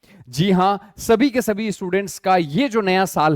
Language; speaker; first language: Hindi; native; Hindi